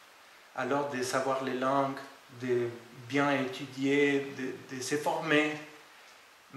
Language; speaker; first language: French; non-native, fluent; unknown